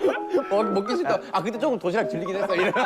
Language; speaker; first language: Korean; native; Korean